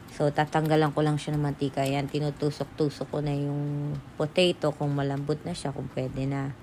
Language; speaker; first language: Filipino; native; Filipino